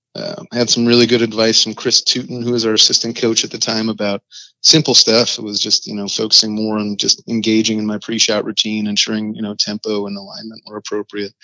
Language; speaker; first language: English; native; English